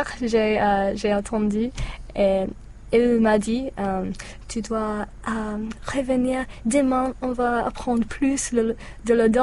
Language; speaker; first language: French; non-native, learner; English